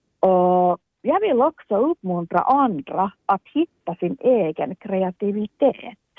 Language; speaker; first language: Swedish; non-native, local second language; Finnish